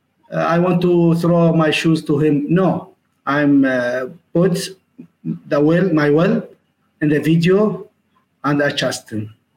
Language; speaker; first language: English; non-native, learner; Arabic